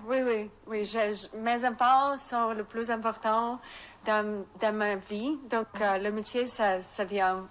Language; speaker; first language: French; non-native, learner; Russian